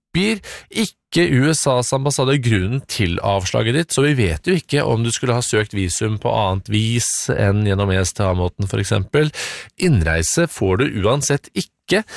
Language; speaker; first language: Norwegian; native; Norwegian